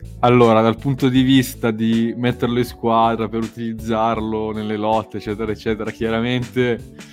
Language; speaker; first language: Italian; native; Italian